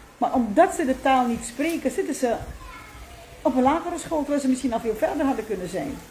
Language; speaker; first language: Dutch; native; Dutch